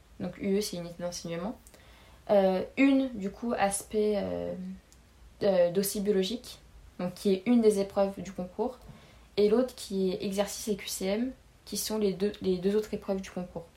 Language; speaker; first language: French; native; French